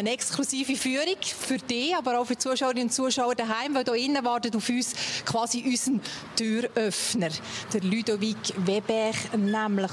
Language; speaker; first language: German; native; German